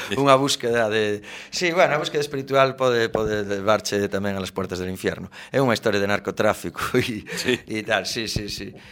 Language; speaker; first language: Galician; native; Galician